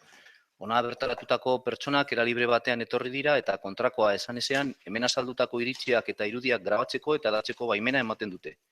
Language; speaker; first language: Basque; non-native, local second language; Spanish